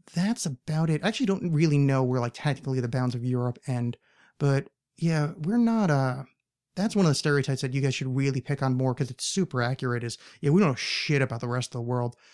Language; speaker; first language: English; native; English